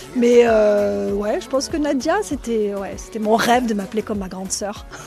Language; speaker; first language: French; non-native, local second language; Arabic